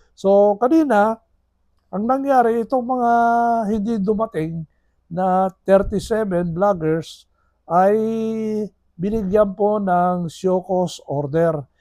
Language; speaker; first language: Filipino; non-native, local second language; Iloko